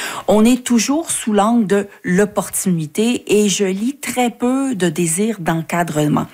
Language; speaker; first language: French; native; French